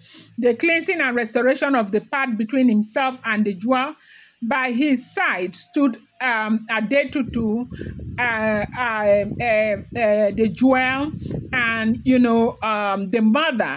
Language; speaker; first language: English; non-native, local second language; Yoruba